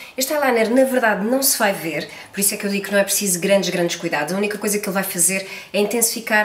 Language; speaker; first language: Portuguese; native; Portuguese